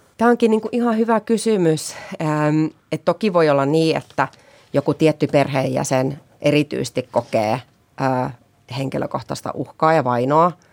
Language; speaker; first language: Finnish; native; Finnish